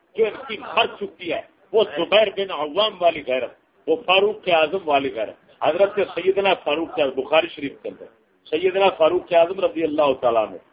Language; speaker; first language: Urdu; non-native, local second language; Punjabi